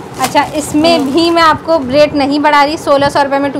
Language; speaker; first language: Urdu; native; Urdu